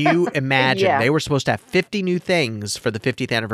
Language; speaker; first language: English; native; English